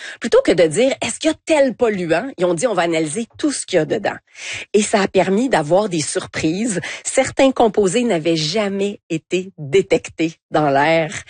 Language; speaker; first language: French; native; French